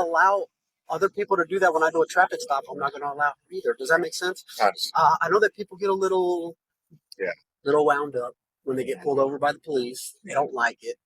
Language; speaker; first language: English; native; English